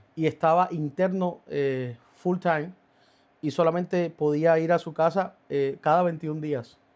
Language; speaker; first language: Spanish; native; Spanish